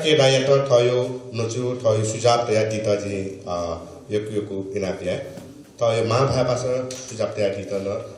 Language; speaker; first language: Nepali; non-native, local second language; Newari